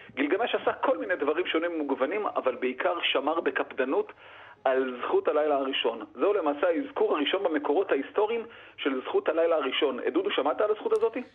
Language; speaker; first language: Hebrew; native; Hebrew